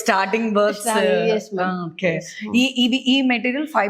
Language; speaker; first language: Telugu; native; Telugu